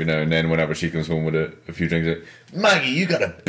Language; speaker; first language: English; native; English